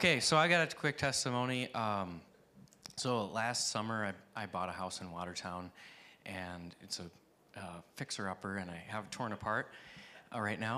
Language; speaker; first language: English; native; English